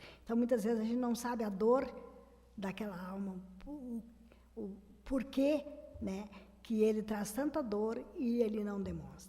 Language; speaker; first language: Portuguese; native; Portuguese